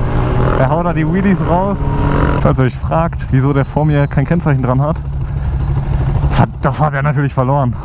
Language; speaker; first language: German; native; German